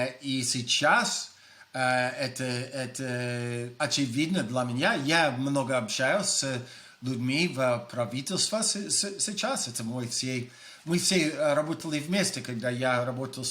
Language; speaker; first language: Russian; non-native, fluent; English